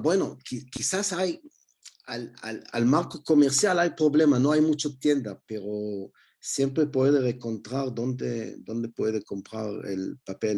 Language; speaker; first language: Spanish; non-native, learner; Hebrew